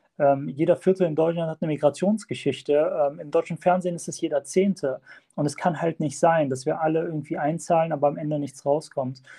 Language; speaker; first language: German; early bilingual, other home language; Turkish